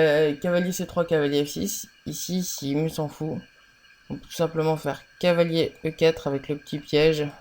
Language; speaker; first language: French; native; French